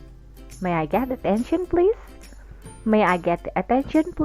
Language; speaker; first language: English; non-native, fluent; Indonesian